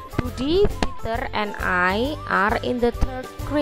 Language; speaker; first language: English; non-native, fluent; Indonesian